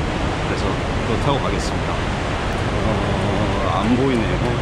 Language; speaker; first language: Korean; native; Korean